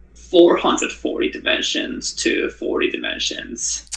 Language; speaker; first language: English; non-native, fluent; Japanese